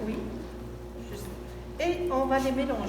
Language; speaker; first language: French; non-native, learner; Arabic